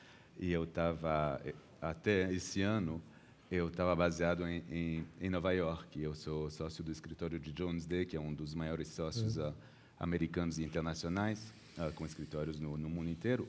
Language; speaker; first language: Portuguese; early bilingual, heritage; Portuguese